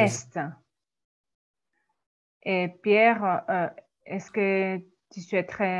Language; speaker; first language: French; non-native, fluent; Spanish